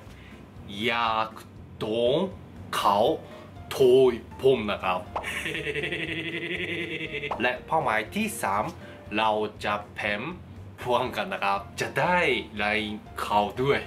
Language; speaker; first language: Thai; non-native, learner; Japanese